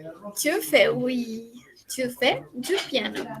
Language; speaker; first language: French; non-native, fluent; Spanish